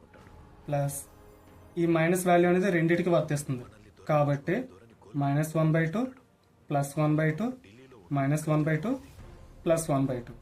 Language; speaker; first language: Telugu; native; Telugu